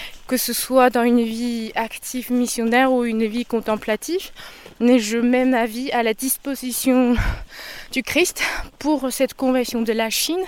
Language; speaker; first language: French; non-native, fluent; Chinese